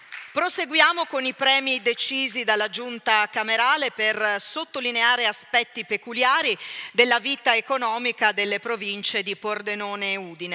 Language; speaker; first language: Italian; native; Italian